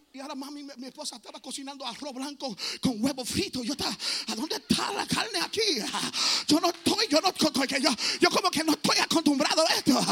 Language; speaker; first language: Spanish; early bilingual, heritage; Spanish